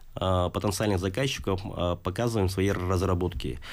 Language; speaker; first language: Russian; native; Russian